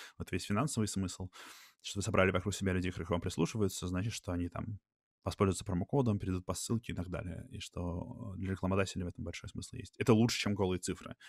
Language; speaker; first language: Russian; native; Russian